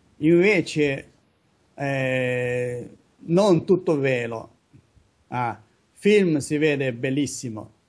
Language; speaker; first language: Italian; non-native, learner; Chinese